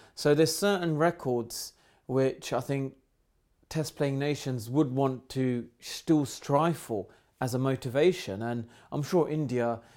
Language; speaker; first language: English; native; English